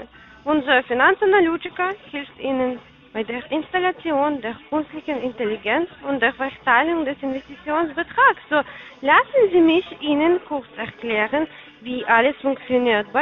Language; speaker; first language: German; non-native, fluent; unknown